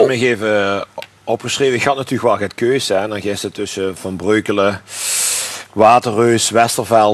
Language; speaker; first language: Dutch; native; Dutch